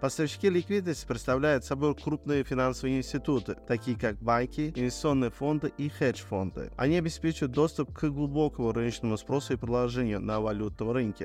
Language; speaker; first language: Russian; native; Russian